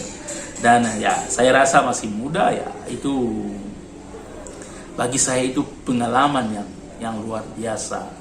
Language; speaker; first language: Indonesian; non-native, learner; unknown